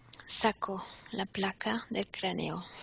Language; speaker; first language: Spanish; non-native, fluent; French